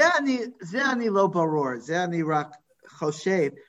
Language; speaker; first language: Hebrew; non-native, fluent; English